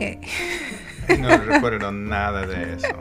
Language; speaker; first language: Spanish; non-native, learner; English